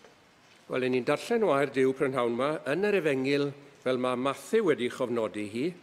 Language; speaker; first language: Welsh; native; Welsh